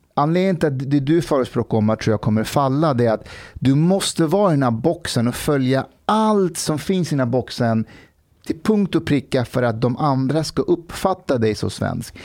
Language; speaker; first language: Swedish; early bilingual, other home language; Persian